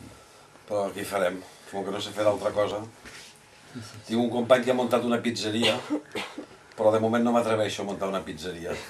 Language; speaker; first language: Catalan; native; Catalan